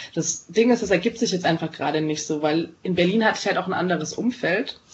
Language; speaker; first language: German; native; German